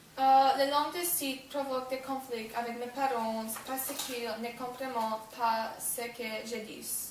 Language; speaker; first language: French; non-native, learner; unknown